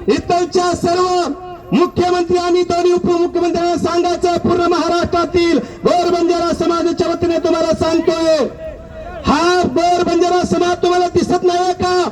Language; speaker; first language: Marathi; non-native, local second language; Lambadi